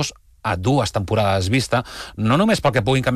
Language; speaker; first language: Catalan; native; Catalan